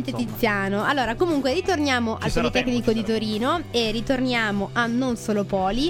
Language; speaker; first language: Italian; native; Italian